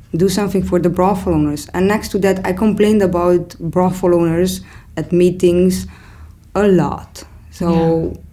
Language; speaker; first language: English; non-native, fluent; Romanian